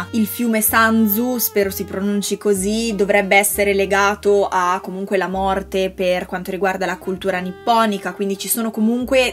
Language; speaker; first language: Italian; native; Italian